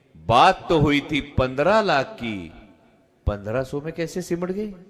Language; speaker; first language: Hindi; non-native, local second language; Marathi